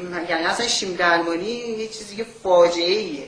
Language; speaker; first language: Persian; native; Persian